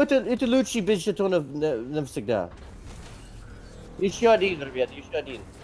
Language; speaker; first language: Russian; non-native, learner; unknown